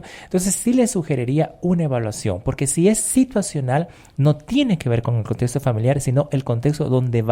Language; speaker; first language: Spanish; native; Spanish